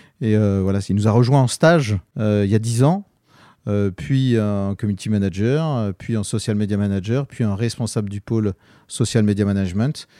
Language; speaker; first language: French; native; French